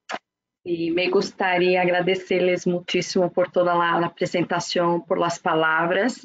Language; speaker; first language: Spanish; non-native, fluent; Portuguese